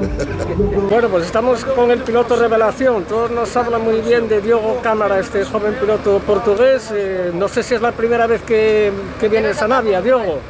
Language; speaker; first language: Spanish; native; Spanish